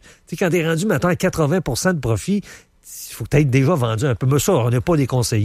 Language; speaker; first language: French; native; French